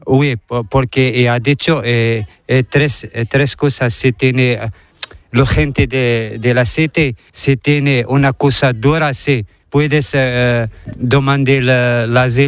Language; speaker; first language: Spanish; non-native, learner; Arabic